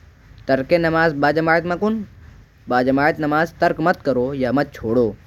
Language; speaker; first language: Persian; non-native, fluent; Urdu